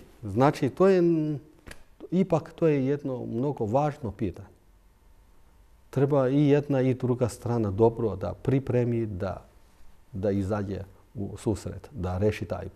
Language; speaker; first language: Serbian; non-native, fluent; Chinese